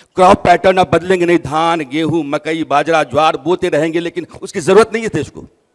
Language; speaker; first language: Hindi; native; Hindi